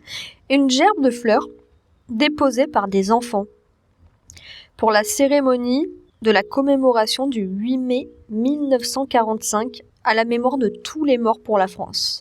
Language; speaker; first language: French; native; French